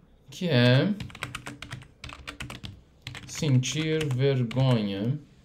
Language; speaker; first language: Portuguese; native; Portuguese